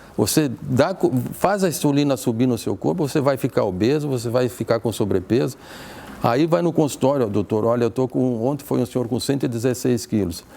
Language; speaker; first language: Portuguese; native; Portuguese